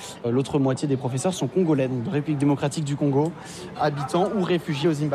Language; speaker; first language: French; native; French